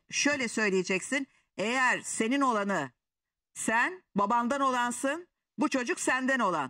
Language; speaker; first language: Turkish; native; Turkish